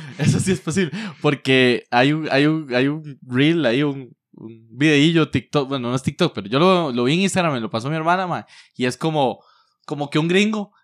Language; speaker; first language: Spanish; native; Spanish